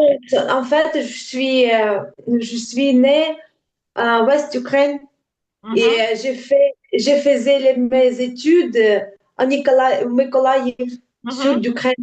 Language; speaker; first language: French; non-native, learner; Ukrainian